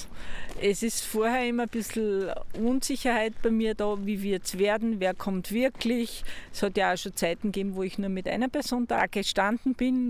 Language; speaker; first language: German; native; German